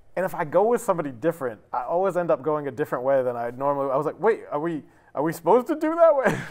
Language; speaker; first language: English; native; English